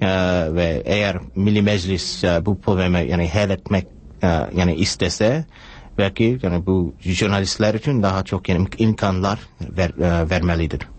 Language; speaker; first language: Turkish; non-native, fluent; English